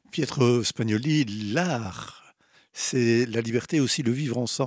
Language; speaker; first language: French; native; French